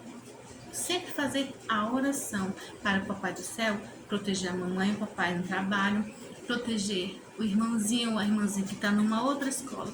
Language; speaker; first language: Portuguese; native; Portuguese